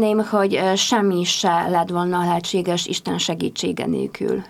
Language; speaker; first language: Hungarian; non-native, fluent; Polish